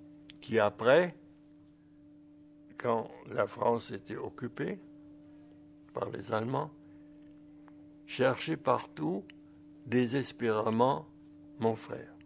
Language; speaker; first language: French; early bilingual, other home language; German